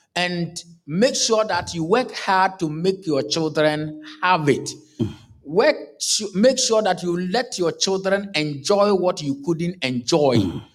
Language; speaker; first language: English; non-native, local second language; Akan